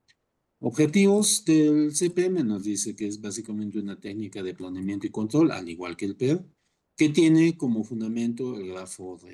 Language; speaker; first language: Spanish; native; Spanish